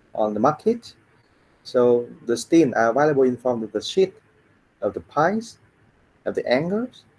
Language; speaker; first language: English; non-native, fluent; Vietnamese